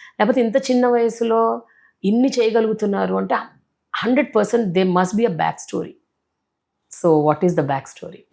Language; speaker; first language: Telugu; native; Telugu